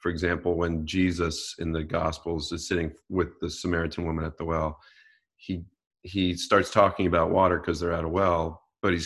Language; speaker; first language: English; native; English